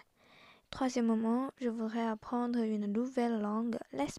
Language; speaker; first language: French; non-native, learner; Chinese